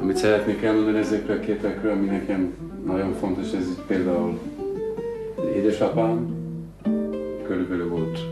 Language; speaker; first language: Hungarian; native; Hungarian